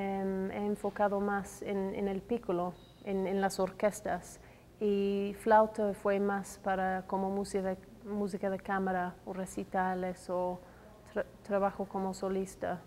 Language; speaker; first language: Spanish; non-native, fluent; English